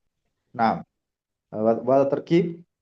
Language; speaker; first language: Arabic; non-native, learner; Urdu